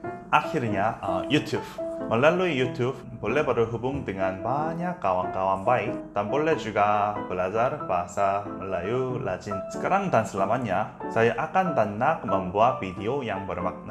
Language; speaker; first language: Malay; non-native, learner; Korean